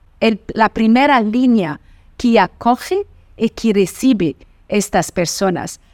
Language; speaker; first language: Spanish; non-native, fluent; Portuguese